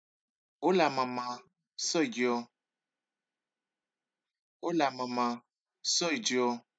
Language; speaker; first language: Spanish; non-native, learner; Haitian Creole